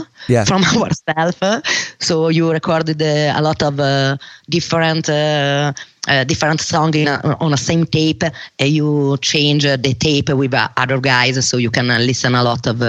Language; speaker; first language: English; non-native, learner; Russian